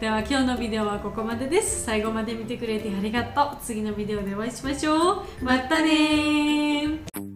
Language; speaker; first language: Japanese; non-native, learner; Georgian